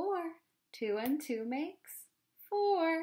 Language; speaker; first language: English; native; English